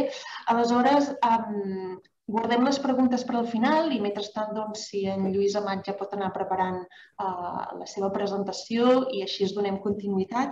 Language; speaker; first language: Catalan; native; Catalan